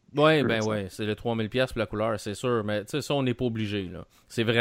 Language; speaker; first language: French; native; French